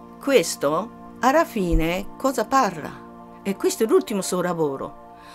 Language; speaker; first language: Italian; non-native, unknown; Japanese